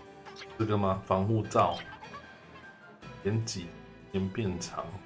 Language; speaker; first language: Chinese; native; Chinese